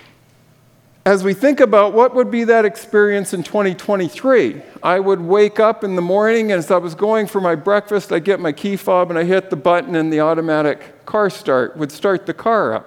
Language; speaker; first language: English; native; English